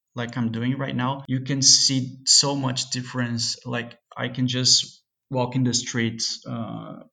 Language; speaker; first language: English; non-native, fluent; Portuguese